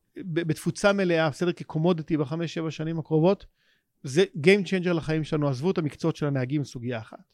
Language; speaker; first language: Hebrew; native; Hebrew